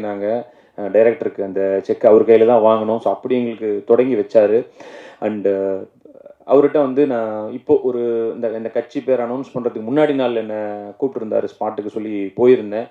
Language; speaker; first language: Tamil; native; Tamil